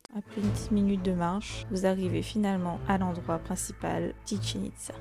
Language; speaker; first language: French; native; French